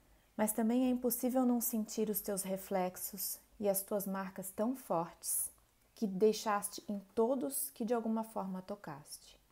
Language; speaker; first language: Portuguese; native; Portuguese